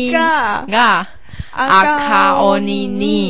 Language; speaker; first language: Japanese; non-native, learner; Chinese